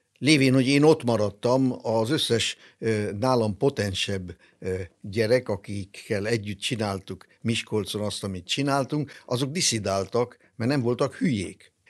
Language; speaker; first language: Hungarian; non-native, local second language; German